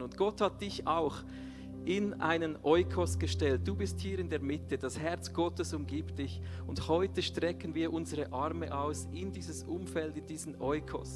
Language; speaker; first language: German; native; German